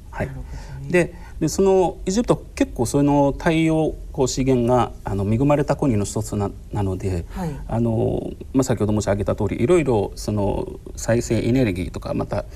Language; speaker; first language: Japanese; non-native, fluent; Arabic